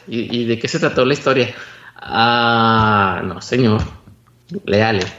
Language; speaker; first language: Spanish; native; Spanish